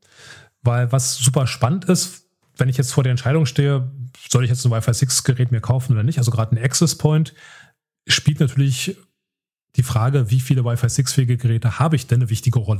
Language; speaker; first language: German; native; German